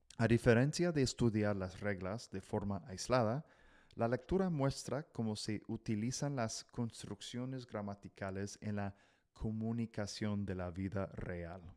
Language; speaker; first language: Spanish; non-native, fluent; English